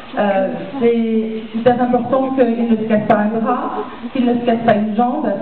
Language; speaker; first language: French; native; French